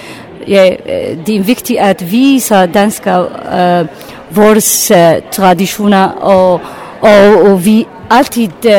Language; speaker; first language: Danish; non-native, learner; Arabic